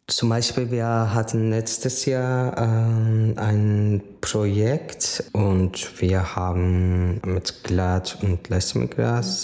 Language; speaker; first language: German; non-native, learner; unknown